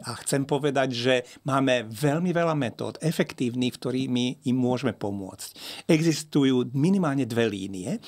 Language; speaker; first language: Slovak; non-native, local second language; Hungarian